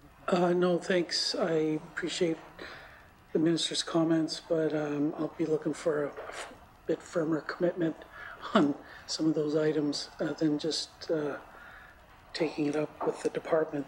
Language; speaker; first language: English; native; English